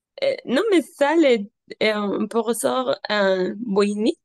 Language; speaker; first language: French; non-native, learner; Spanish